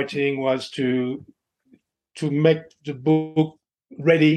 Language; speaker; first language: English; non-native, fluent; French